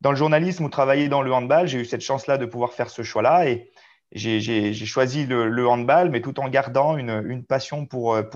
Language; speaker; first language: French; native; French